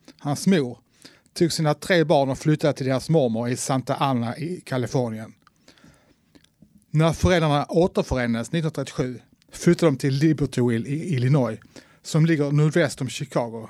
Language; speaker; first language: Swedish; native; Swedish